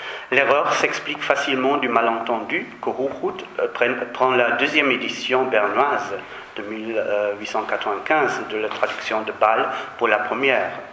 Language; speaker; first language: French; non-native, fluent; German